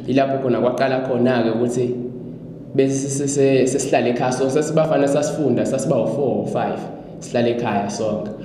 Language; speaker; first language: Zulu; non-native, local second language; Swati